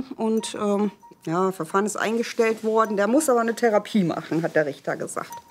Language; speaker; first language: German; native; German